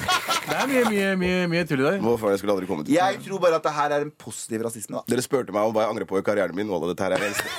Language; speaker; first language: Norwegian; native; Norwegian